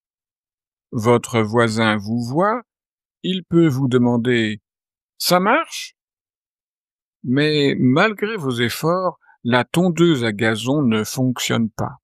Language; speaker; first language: French; native; French